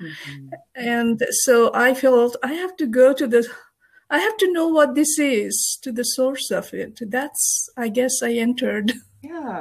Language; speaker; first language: English; non-native, local second language; Bangla